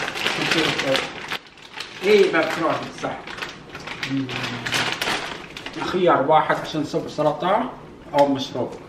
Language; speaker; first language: Arabic; non-native, learner; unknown